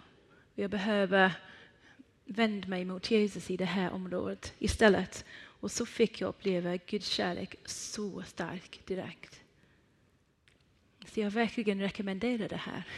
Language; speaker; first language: Swedish; non-native, fluent; Persian